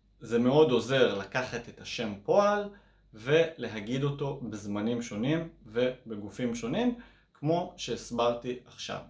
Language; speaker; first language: Hebrew; native; Hebrew